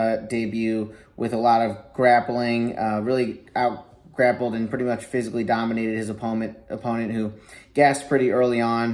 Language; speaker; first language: English; native; English